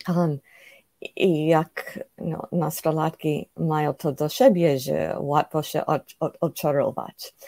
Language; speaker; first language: Polish; non-native, fluent; English